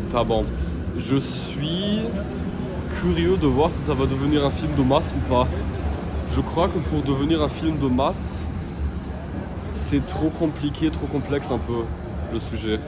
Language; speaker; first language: French; non-native, fluent; German